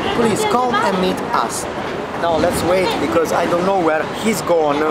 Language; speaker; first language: English; non-native, learner; Italian